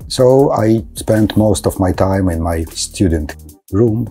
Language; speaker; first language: English; non-native, fluent; Russian